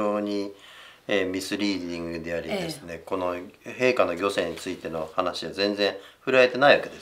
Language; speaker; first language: Japanese; native; Japanese